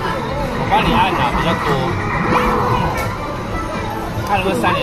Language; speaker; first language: Chinese; native; Chinese